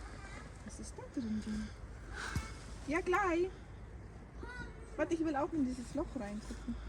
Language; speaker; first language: German; native; German